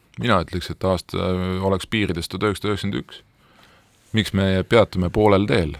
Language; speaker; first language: Estonian; native; Estonian